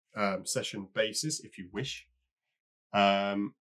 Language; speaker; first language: English; native; English